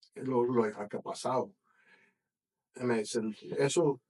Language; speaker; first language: Spanish; early bilingual, other home language; English